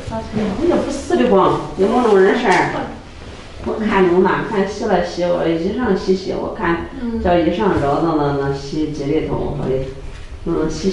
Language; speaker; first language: Chinese; native; Chinese